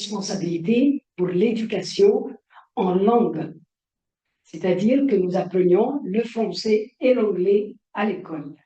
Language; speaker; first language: French; non-native, fluent; Arabic